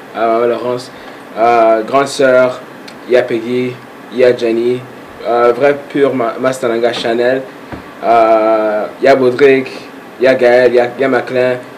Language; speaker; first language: Lingala; early bilingual, heritage; Lingala